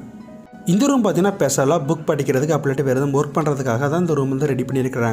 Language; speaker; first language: Tamil; native; Tamil